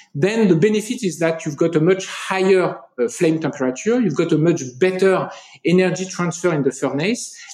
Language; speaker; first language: English; non-native, fluent; French